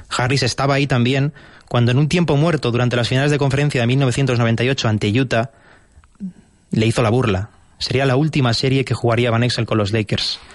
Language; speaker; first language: Spanish; native; Spanish